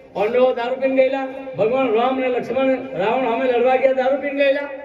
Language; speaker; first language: Gujarati; native; Gujarati